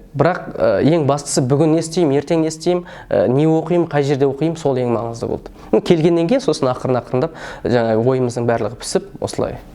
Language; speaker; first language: Kazakh; early bilingual, heritage; Kazakh